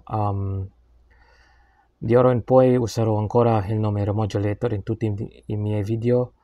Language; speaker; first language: Italian; non-native, learner; English